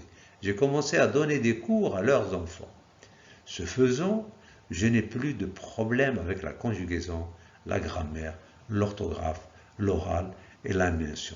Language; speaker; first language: French; non-native, local second language; Arabic